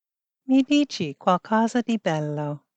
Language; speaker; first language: Italian; non-native, fluent; English